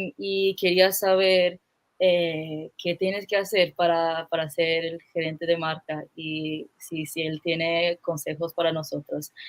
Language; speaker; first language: Spanish; non-native, fluent; English